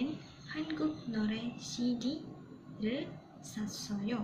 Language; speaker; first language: Korean; non-native, learner; Malay